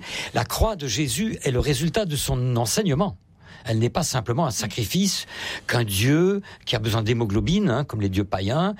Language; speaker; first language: French; native; French